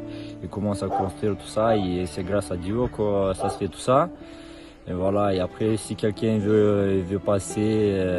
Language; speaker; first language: French; non-native, fluent; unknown